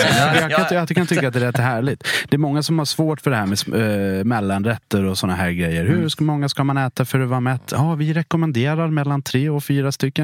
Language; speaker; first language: Swedish; native; Swedish